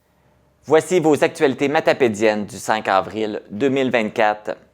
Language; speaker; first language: French; native; French